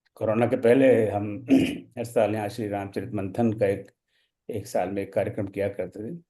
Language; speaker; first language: Hindi; native; Hindi